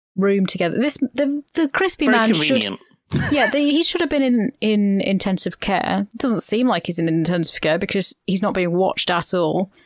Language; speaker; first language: English; native; English